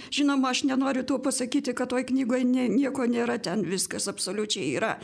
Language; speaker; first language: Lithuanian; native; Lithuanian